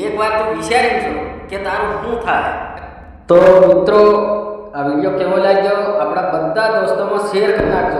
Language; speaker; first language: Gujarati; non-native, local second language; Bhili